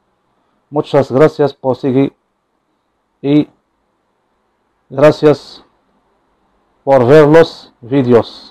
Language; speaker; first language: Spanish; non-native, learner; Arabic